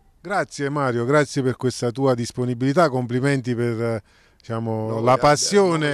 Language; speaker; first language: Italian; native; Italian